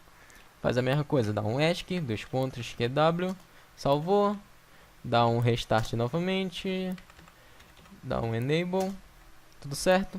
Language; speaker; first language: Portuguese; native; Portuguese